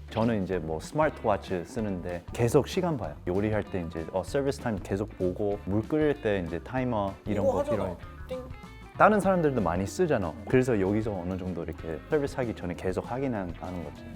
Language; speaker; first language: Korean; early bilingual, heritage; English